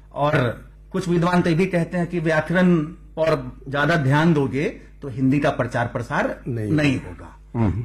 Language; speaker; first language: Hindi; native; Hindi